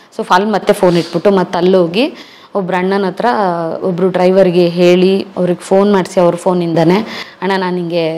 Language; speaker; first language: Kannada; native; Kannada